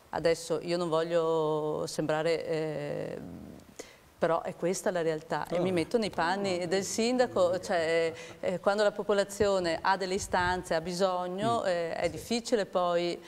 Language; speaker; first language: Italian; native; Italian